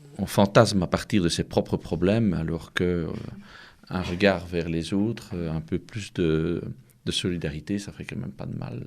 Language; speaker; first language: French; native; French